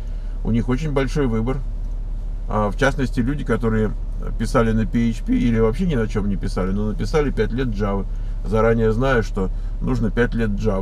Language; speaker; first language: Russian; native; Russian